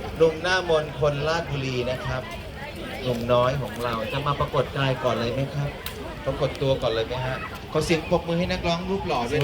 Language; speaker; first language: Thai; native; Thai